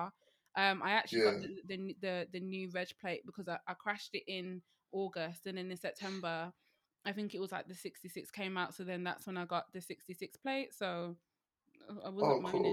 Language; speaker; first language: English; native; English